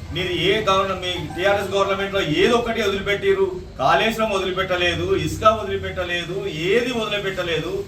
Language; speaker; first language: Telugu; native; Telugu